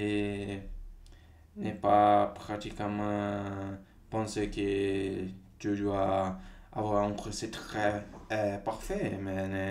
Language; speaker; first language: French; non-native, fluent; Portuguese